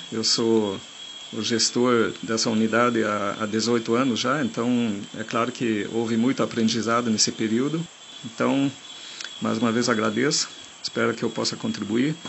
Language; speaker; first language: Portuguese; non-native, fluent; German